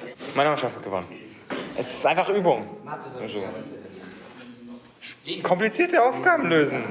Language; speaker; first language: German; native; German